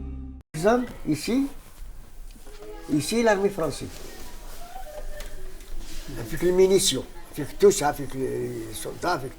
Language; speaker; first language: French; non-native, learner; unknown